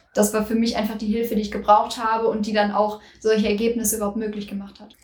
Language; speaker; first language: German; native; German